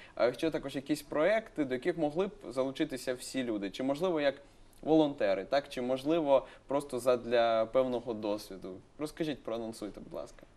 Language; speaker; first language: Ukrainian; native; Ukrainian